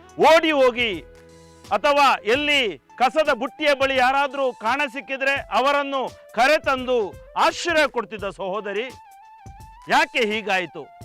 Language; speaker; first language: Kannada; native; Kannada